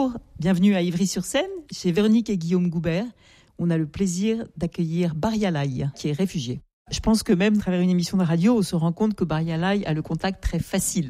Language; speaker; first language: French; native; French